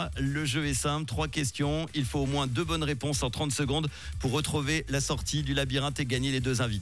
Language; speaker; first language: French; native; French